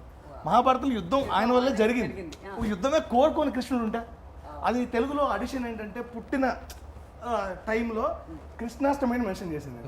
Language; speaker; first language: Telugu; native; Telugu